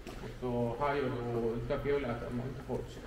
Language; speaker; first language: Portuguese; non-native, learner; Norwegian